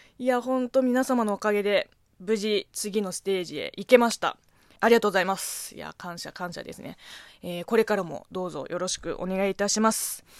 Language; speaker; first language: Japanese; non-native, fluent; Chinese